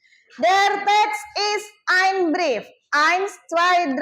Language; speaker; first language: German; non-native, fluent; Indonesian